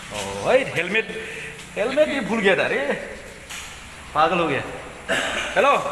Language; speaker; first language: Hindi; non-native, local second language; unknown